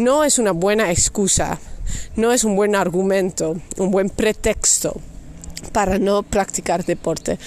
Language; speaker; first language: Spanish; non-native, fluent; Dutch